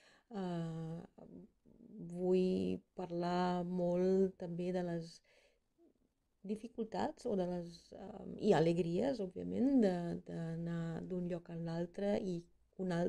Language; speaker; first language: Catalan; non-native, fluent; German